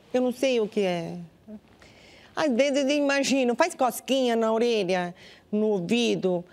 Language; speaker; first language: Portuguese; non-native, local second language; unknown